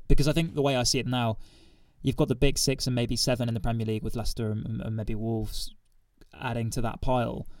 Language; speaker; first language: English; native; English